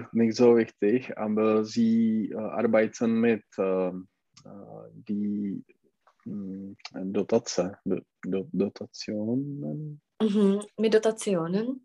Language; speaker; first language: German; non-native, learner; Czech